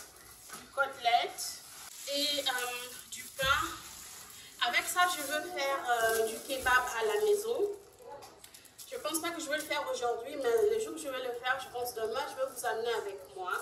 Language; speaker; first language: French; non-native, local second language; Lingala